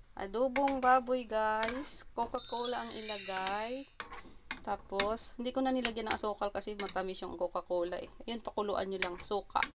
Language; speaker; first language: Filipino; native; Filipino